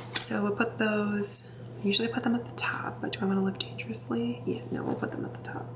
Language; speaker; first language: English; native; English